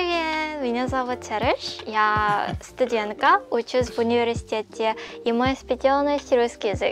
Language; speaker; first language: Russian; non-native, learner; Korean